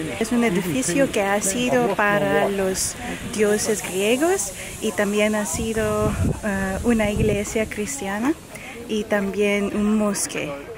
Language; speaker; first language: Spanish; non-native, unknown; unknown